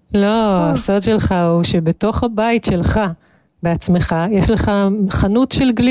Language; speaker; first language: Hebrew; native; Hebrew